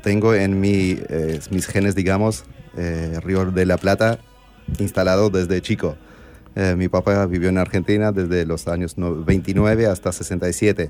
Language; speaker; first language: Spanish; non-native, fluent; Armenian